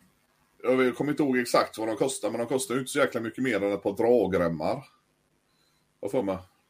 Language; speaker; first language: Swedish; native; Swedish